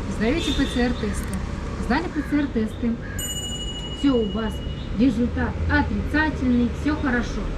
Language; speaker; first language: Russian; native; Russian